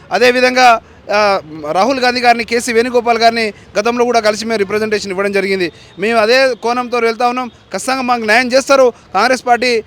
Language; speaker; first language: Telugu; non-native, local second language; Lambadi